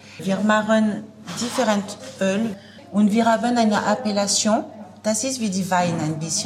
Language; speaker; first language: German; non-native, learner; French